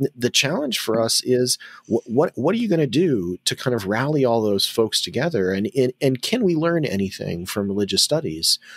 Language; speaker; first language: English; native; English